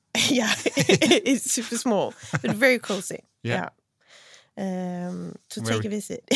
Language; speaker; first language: English; non-native, fluent; Swedish